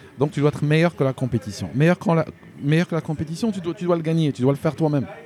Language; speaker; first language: French; non-native, local second language; Arabic